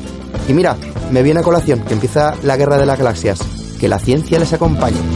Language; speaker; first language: Spanish; native; Spanish